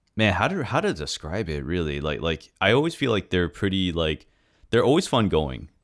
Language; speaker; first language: English; early bilingual, other home language; Lao